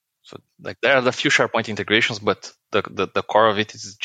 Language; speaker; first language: English; non-native, fluent; Portuguese